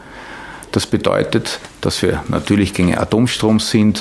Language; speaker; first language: German; native; German